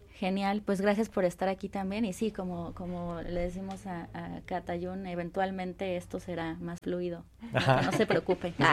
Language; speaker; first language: Spanish; native; Spanish